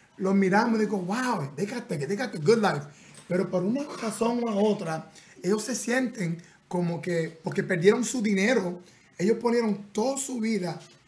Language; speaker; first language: Spanish; early bilingual, other home language; English